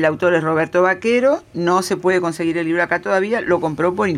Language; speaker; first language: Spanish; native; Spanish